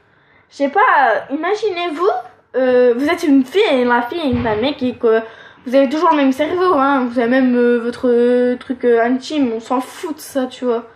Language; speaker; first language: French; native; French